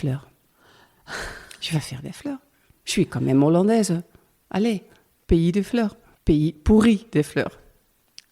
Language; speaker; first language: French; non-native, learner; Dutch